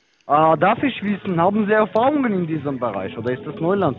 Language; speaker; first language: German; non-native, learner; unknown